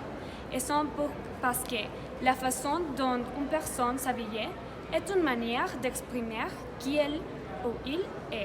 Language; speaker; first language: French; non-native, learner; Spanish